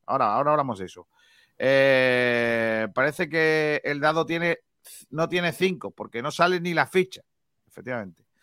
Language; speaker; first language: Spanish; native; Spanish